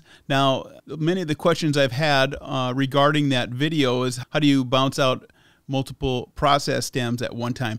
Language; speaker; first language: English; native; English